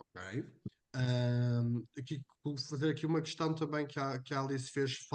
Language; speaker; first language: Portuguese; native; Portuguese